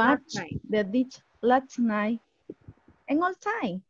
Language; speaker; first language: English; non-native, learner; Spanish